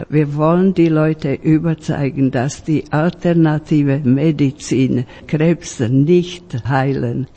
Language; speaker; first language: German; non-native, fluent; Slovak